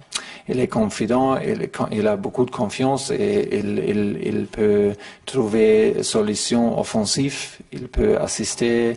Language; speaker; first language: French; non-native, learner; German